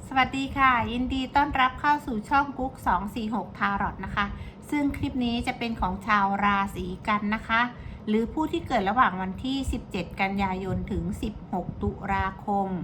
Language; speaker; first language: Thai; native; Thai